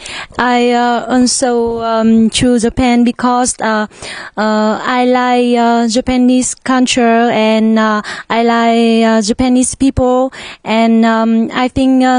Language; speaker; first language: English; non-native, learner; Vietnamese